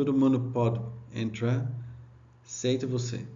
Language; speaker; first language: Portuguese; non-native, learner; English